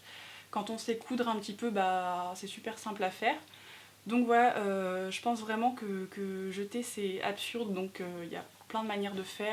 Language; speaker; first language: French; native; French